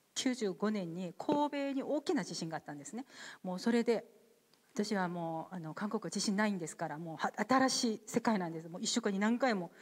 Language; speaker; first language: Japanese; non-native, fluent; Korean